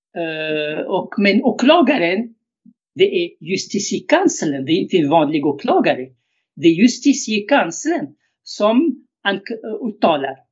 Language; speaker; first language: Swedish; non-native, fluent; Arabic